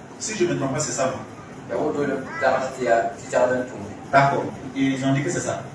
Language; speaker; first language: French; non-native, local second language; Mossi